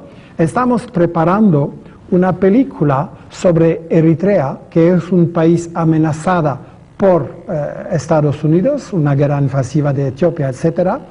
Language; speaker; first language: Spanish; non-native, fluent; French